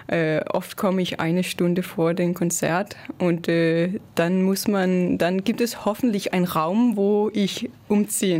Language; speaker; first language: German; non-native, fluent; Danish